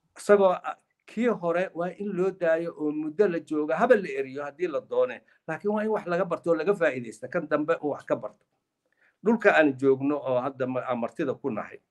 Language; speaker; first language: Somali; native; Somali